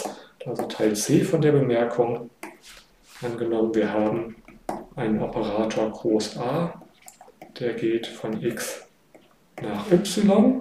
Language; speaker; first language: German; native; German